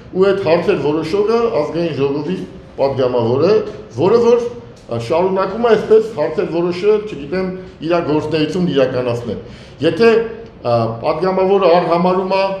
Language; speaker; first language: Armenian; native; Armenian